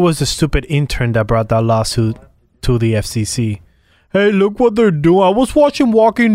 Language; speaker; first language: English; native; English